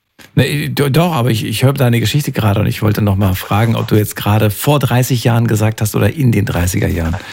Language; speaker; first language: German; native; German